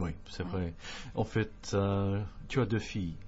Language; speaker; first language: French; non-native, fluent; English